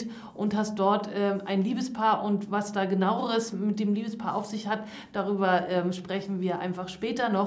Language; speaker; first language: German; native; German